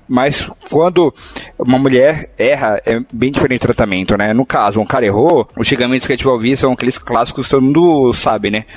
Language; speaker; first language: Portuguese; native; Portuguese